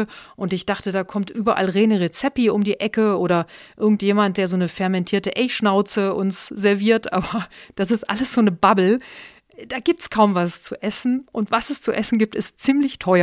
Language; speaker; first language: German; native; German